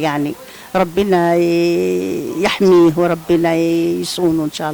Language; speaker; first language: Arabic; native; Arabic